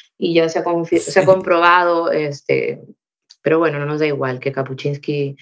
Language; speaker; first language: Spanish; native; Spanish